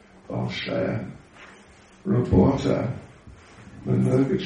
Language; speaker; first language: Russian; non-native, learner; English